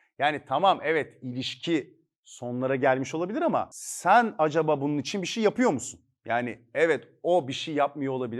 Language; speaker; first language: Turkish; native; Turkish